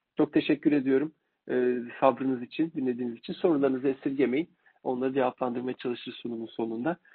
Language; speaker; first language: Turkish; native; Turkish